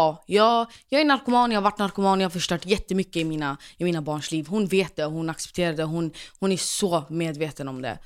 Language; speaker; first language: Swedish; native; Swedish